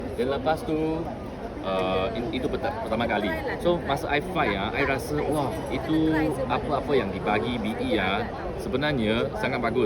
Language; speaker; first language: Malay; non-native, local second language; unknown